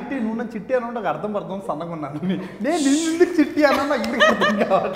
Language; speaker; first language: Telugu; native; Telugu